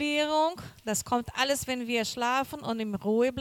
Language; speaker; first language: German; non-native, learner; Portuguese